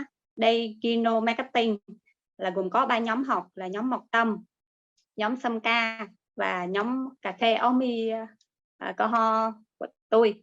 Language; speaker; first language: Vietnamese; native; Vietnamese